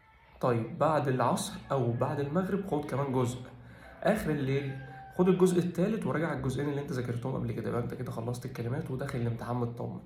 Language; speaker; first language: Arabic; native; Arabic